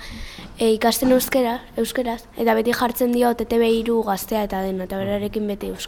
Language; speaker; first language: Basque; non-native, local second language; Spanish